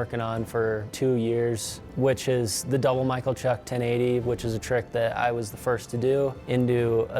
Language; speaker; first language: English; native; English